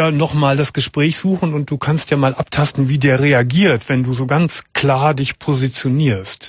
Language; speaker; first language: German; native; German